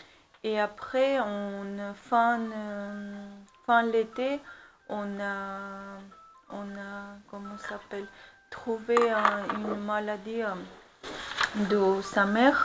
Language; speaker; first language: French; non-native, learner; Armenian